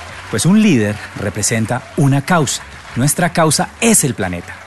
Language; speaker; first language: Spanish; native; Spanish